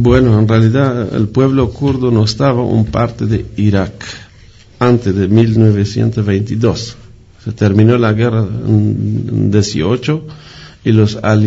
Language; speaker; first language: Spanish; non-native, fluent; Kurdish